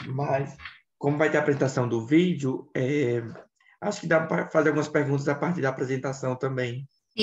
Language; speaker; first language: Portuguese; native; Portuguese